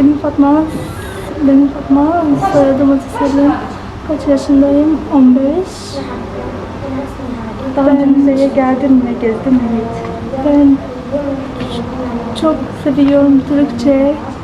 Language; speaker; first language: Turkish; non-native, learner; Arabic